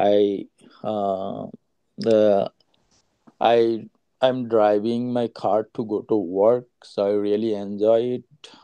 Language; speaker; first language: English; non-native, learner; Bangla